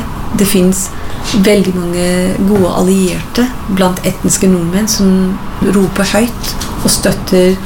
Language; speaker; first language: Norwegian; non-native, fluent; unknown